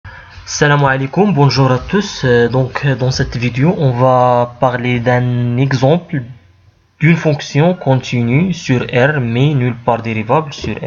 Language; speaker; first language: French; non-native, local second language; Arabic